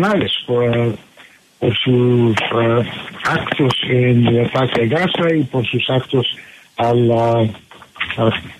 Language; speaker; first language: Spanish; non-native, fluent; English